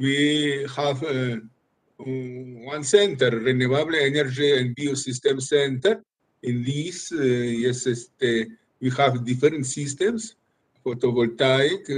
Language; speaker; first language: English; non-native, learner; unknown